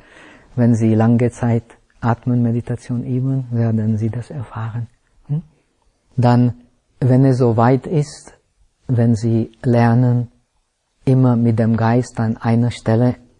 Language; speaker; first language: German; non-native, fluent; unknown